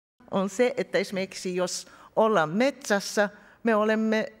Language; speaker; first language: Finnish; non-native, fluent; Japanese